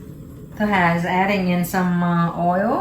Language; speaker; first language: English; early bilingual, other home language; Vietnamese